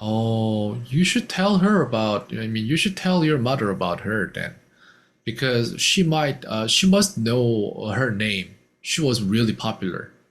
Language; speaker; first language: English; non-native, fluent; Korean